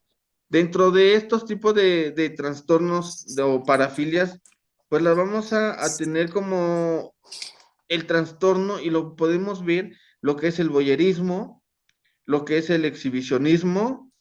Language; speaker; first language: Spanish; native; Spanish